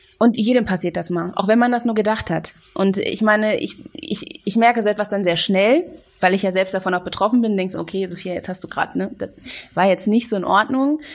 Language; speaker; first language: German; native; German